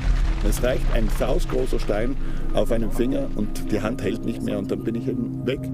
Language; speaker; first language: German; native; German